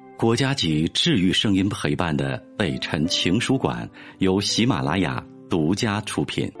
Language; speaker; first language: Chinese; native; Chinese